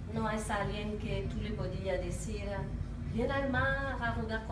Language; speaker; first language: Portuguese; non-native, learner; Spanish